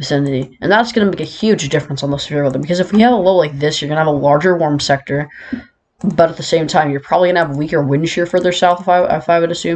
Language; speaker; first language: English; native; English